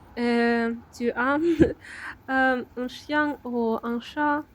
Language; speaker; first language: French; non-native, learner; Ukrainian